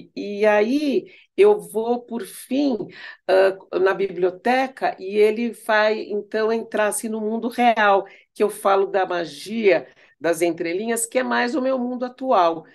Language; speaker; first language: Portuguese; early bilingual, other home language; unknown